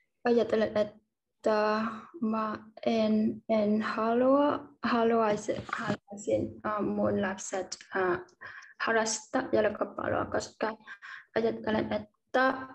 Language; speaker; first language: Finnish; non-native, learner; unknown